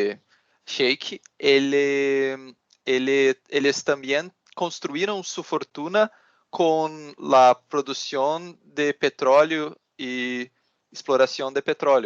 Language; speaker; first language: Spanish; non-native, learner; Portuguese